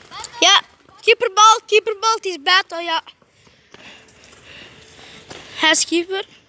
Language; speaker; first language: Dutch; non-native, local second language; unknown